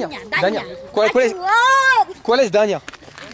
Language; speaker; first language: Spanish; non-native, learner; French